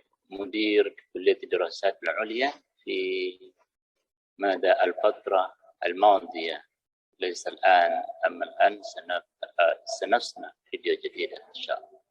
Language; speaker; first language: Arabic; non-native, fluent; Indonesian